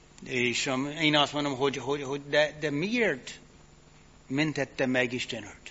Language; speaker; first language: Hungarian; non-native, fluent; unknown